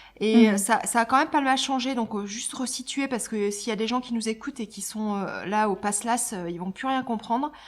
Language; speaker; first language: French; native; French